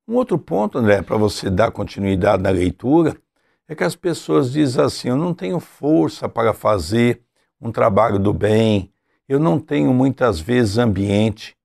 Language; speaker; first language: Portuguese; native; Portuguese